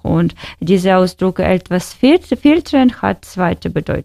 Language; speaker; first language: German; non-native, learner; Russian